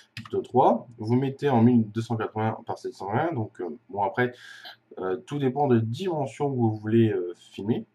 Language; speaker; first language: French; native; French